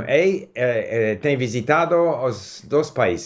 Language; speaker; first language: Portuguese; non-native, learner; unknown